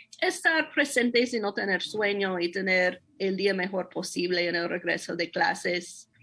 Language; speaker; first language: Spanish; non-native, fluent; English